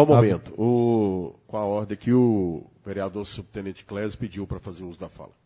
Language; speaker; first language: Portuguese; native; Portuguese